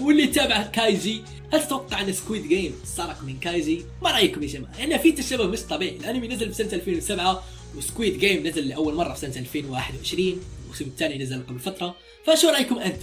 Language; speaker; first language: Arabic; native; Arabic